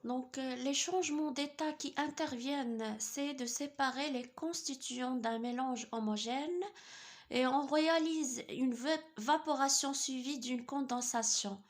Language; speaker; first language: French; non-native, local second language; Arabic